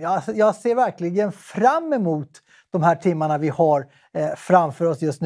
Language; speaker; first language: Swedish; native; Swedish